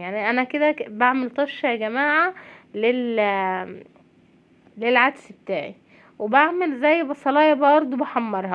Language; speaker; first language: Arabic; native; Arabic